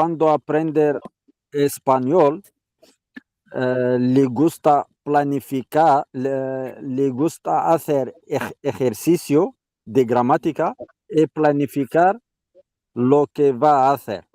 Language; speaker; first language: Spanish; non-native, learner; Arabic